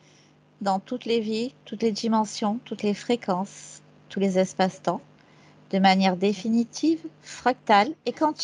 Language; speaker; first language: French; native; French